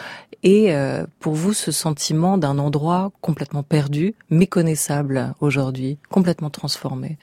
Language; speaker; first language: French; native; French